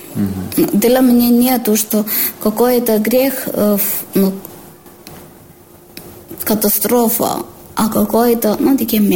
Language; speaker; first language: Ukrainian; non-native, learner; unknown